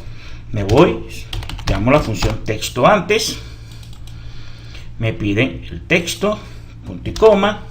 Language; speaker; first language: Spanish; native; Spanish